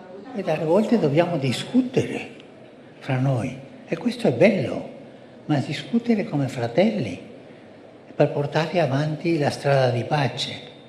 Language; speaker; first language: Italian; non-native, fluent; Spanish